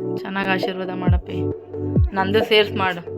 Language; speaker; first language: Kannada; native; Kannada